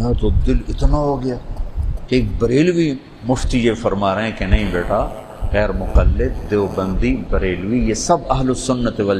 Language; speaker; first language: Urdu; non-native, local second language; Punjabi